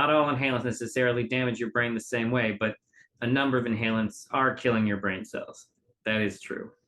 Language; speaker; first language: English; native; English